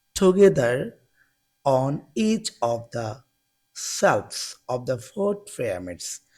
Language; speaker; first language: English; non-native, local second language; Bangla